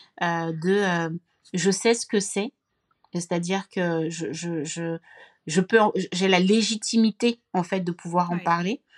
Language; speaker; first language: French; native; French